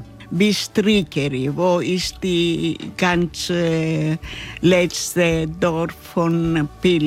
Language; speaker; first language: German; non-native, learner; Greek